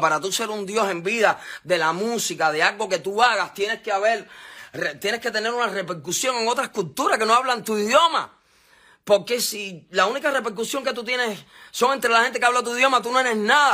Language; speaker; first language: Spanish; native; Spanish